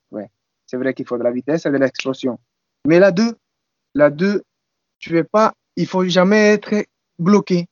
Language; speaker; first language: French; non-native, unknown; Spanish